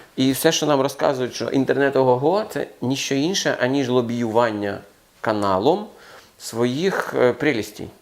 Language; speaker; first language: Ukrainian; non-native, local second language; Russian